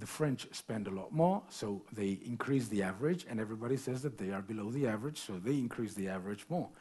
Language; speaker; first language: English; non-native, fluent; Spanish